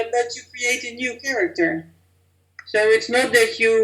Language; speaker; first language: English; non-native, fluent; Dutch